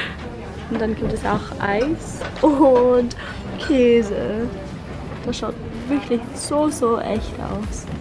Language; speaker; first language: German; non-native, learner; English